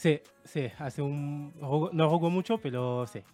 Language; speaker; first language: Spanish; non-native, learner; French